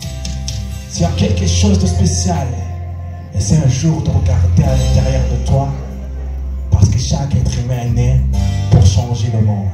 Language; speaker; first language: French; non-native, local second language; Rundi